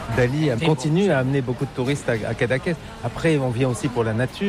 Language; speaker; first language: French; native; French